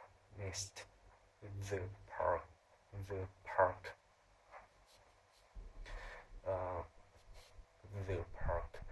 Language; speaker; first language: English; non-native, learner; Vietnamese